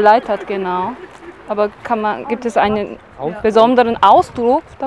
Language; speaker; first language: German; non-native, learner; Korean